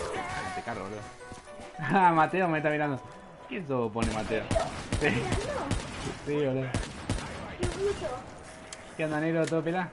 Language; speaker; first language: Spanish; native; Spanish